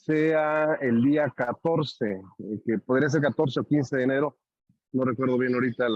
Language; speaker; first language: Spanish; native; Spanish